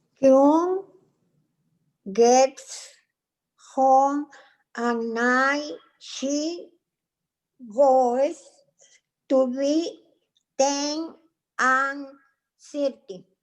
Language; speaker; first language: English; non-native, learner; Spanish